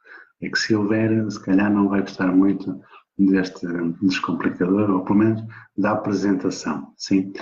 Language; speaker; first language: Portuguese; native; Portuguese